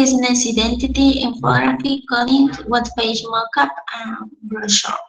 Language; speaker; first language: English; non-native, learner; Spanish